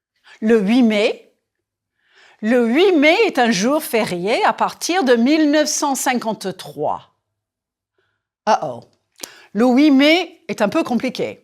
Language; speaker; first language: French; non-native, fluent; English